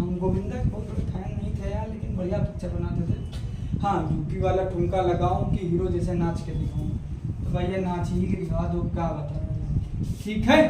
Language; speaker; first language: Hindi; native; Hindi